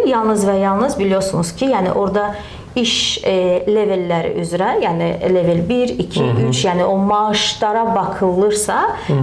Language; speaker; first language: Azerbaijani; native; Azerbaijani